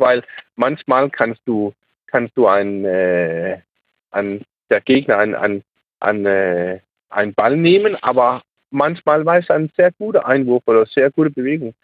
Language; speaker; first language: German; non-native, learner; Danish